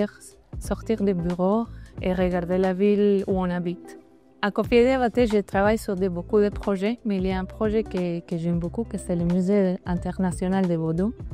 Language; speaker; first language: French; non-native, fluent; Spanish